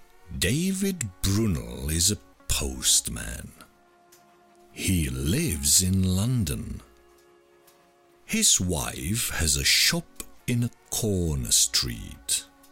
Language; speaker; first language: English; non-native, fluent; Czech